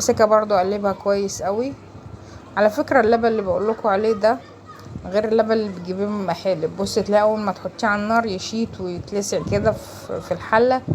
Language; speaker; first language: Arabic; native; Arabic